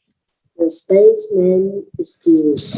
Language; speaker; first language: English; non-native, learner; Vietnamese